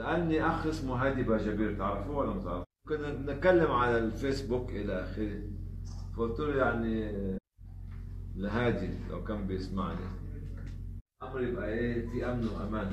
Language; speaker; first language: Arabic; native; Arabic